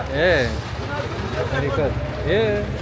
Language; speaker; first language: English; non-native, learner; French